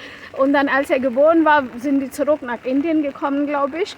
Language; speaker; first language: German; non-native, fluent; Konkani